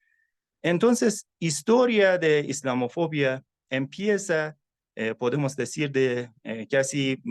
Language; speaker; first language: Spanish; non-native, fluent; Persian